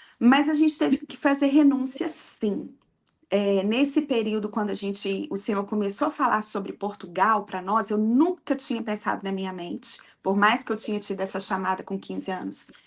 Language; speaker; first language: Portuguese; native; Portuguese